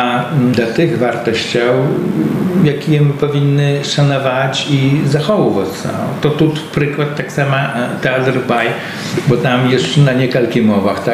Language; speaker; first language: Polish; non-native, local second language; Belarusian